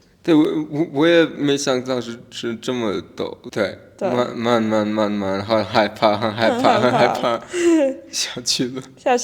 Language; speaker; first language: Chinese; non-native, learner; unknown